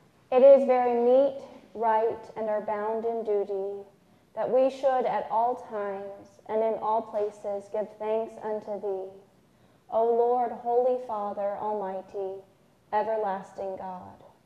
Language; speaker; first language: English; native; English